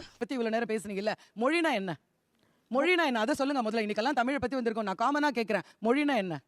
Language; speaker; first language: Tamil; non-native, local second language; Hindi